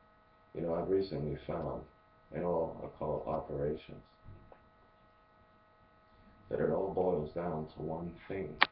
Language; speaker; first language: English; native; English